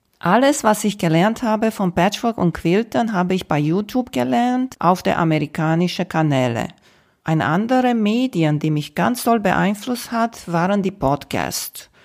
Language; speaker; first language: German; non-native, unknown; Romanian